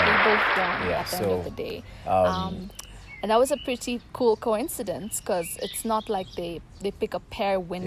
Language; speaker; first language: English; non-native, local second language; Tamil